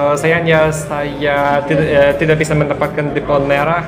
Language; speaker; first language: Indonesian; non-native, learner; Russian